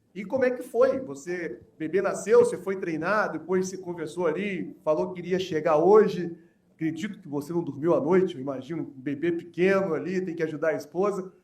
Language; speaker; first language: Portuguese; native; Portuguese